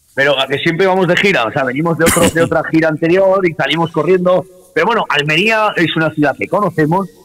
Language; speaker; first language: Spanish; native; Spanish